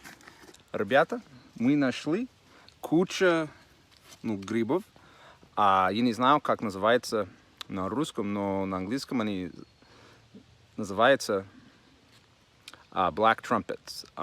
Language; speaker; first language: Russian; non-native, learner; English